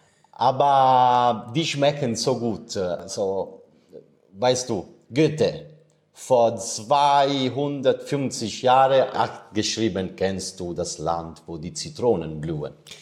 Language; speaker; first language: German; non-native, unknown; Italian